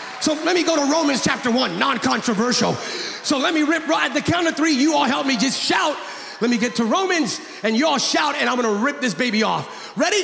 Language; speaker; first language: English; early bilingual, other home language; Spanish